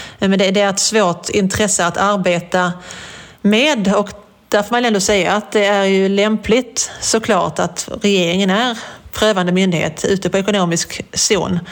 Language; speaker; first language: Swedish; native; Swedish